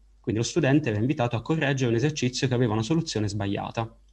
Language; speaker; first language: Italian; native; Italian